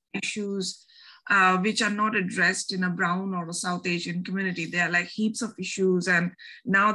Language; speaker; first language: English; non-native, local second language; Bangla